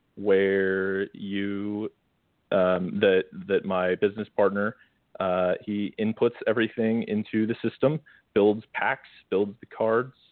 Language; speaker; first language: English; native; English